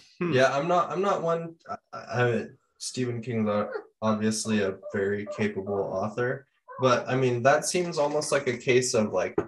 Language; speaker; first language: English; native; English